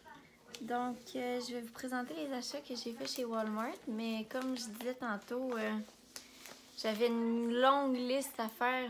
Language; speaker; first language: French; native; French